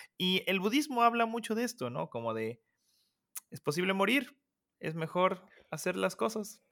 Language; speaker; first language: Spanish; native; Spanish